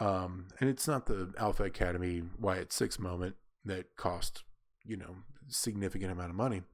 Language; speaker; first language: English; native; English